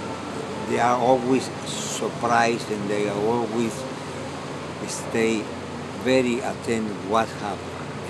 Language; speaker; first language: English; non-native, fluent; Spanish